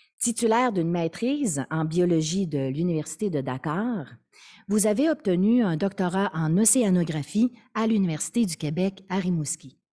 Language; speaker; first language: French; native; French